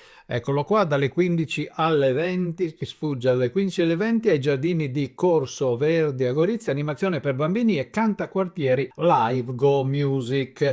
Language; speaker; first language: Italian; native; Italian